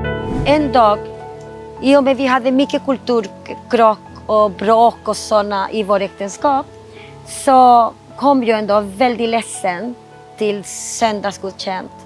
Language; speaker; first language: Swedish; non-native, fluent; Spanish